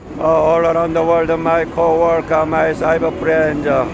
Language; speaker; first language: English; non-native, learner; Korean